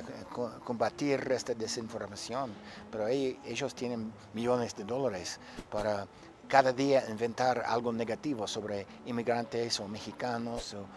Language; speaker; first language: Spanish; non-native, fluent; English